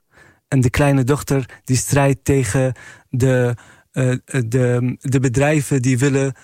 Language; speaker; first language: Dutch; non-native, fluent; Arabic